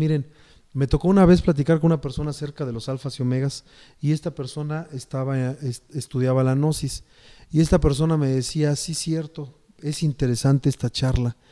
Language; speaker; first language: Spanish; native; Spanish